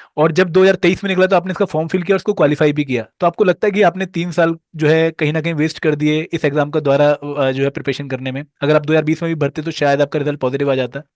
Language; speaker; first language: Hindi; native; Hindi